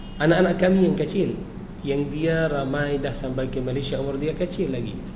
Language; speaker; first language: Malay; non-native, fluent; Arabic